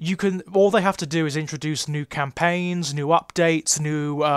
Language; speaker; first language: English; native; English